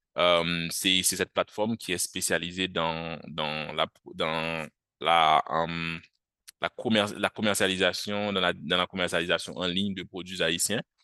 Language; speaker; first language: French; non-native, local second language; Haitian Creole